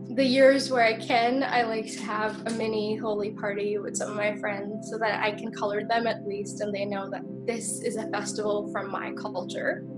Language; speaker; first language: English; native; English